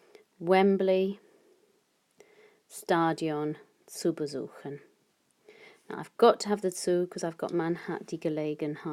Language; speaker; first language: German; non-native, fluent; English